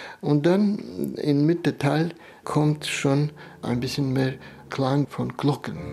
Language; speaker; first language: German; non-native, fluent; Russian